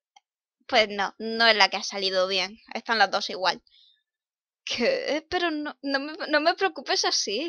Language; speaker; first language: Spanish; native; Spanish